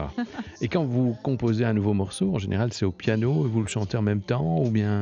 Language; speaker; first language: French; native; French